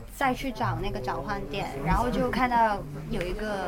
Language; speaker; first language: Chinese; native; Chinese